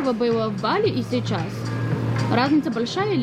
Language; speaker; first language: Russian; non-native, learner; Bulgarian